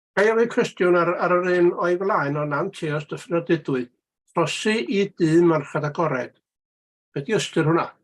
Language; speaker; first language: Welsh; native; Welsh